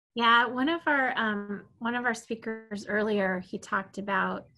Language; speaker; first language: English; native; English